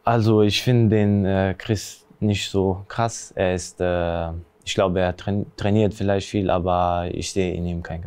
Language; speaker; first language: German; early bilingual, other home language; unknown